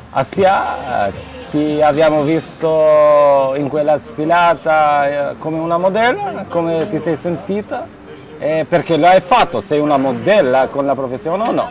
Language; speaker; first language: Italian; non-native, fluent; Albanian